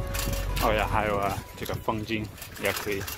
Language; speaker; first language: Chinese; non-native, learner; English